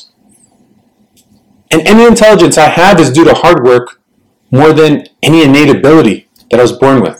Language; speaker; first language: English; early bilingual, other home language; Spanish